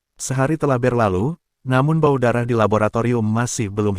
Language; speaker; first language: Indonesian; native; Indonesian